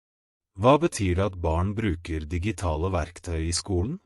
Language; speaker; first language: Norwegian; non-native, fluent; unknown